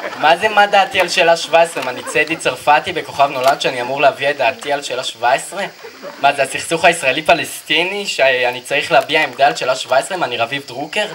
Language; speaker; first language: Hebrew; native; Hebrew